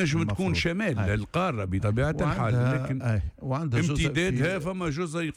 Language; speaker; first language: Arabic; native; Arabic